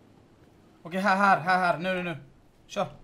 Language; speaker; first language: Swedish; native; Swedish